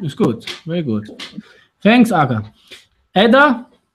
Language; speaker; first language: English; non-native, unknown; Italian